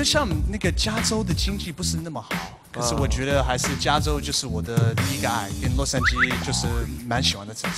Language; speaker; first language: Chinese; non-native, fluent; English